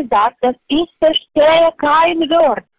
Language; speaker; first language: German; non-native, learner; Estonian